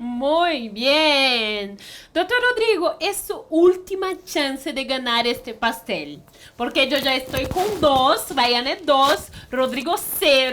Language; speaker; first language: Spanish; non-native, fluent; Portuguese